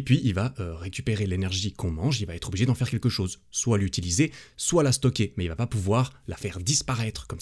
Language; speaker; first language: French; native; French